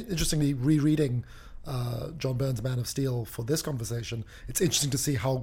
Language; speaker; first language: English; native; English